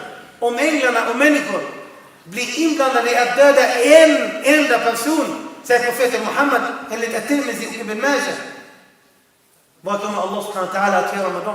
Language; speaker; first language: Swedish; non-native, fluent; Arabic